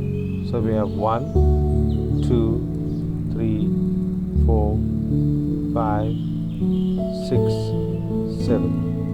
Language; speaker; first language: English; native; English